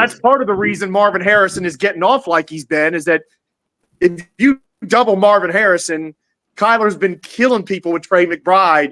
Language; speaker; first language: English; native; English